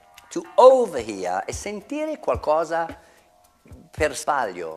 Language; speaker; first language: Italian; non-native, fluent; English